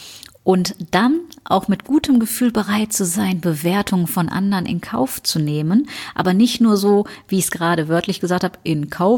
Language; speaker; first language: German; native; German